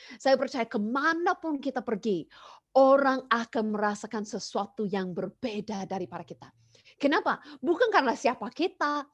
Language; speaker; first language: Indonesian; non-native, fluent; English